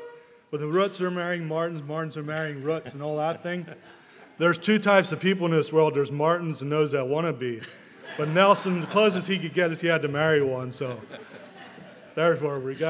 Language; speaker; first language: English; native; English